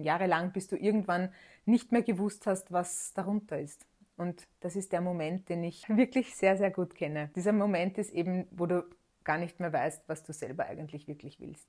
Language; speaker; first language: German; native; German